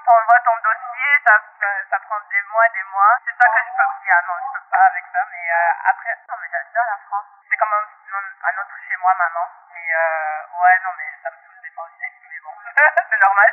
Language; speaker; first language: French; non-native, local second language; English